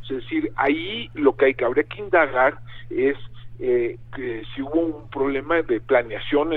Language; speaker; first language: Spanish; native; Spanish